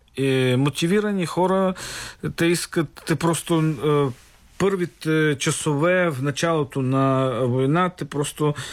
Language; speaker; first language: Bulgarian; non-native, fluent; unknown